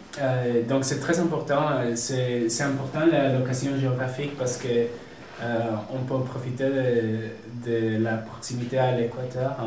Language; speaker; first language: French; non-native, fluent; Spanish